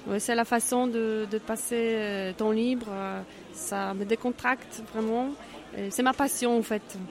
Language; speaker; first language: French; non-native, learner; Polish